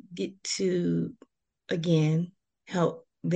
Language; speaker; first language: English; native; English